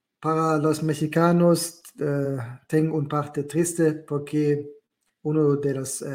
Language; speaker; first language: Spanish; non-native, learner; German